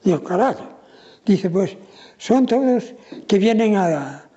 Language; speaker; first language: Spanish; non-native, local second language; Galician